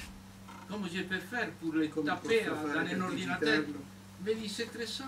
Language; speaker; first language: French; non-native, fluent; Spanish